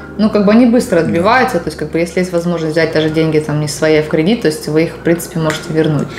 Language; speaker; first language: Russian; native; Russian